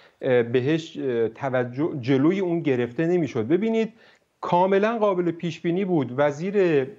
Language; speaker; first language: Persian; native; Persian